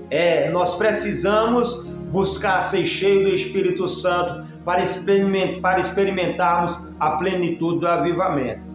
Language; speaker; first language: Portuguese; native; Portuguese